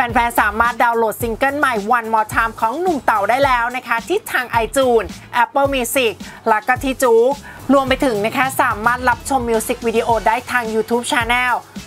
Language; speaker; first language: Thai; native; Thai